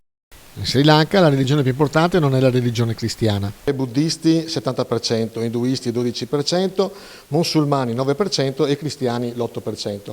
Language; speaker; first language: Italian; native; Italian